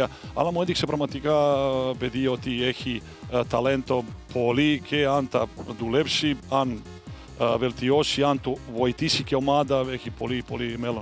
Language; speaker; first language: Greek; non-native, fluent; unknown